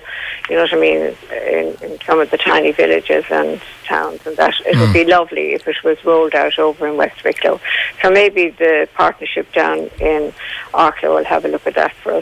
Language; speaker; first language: English; native; English